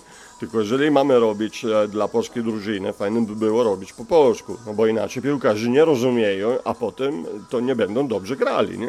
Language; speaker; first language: Polish; non-native, fluent; Italian